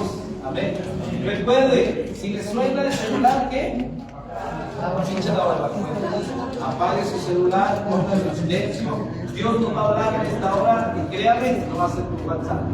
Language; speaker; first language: Spanish; native; Spanish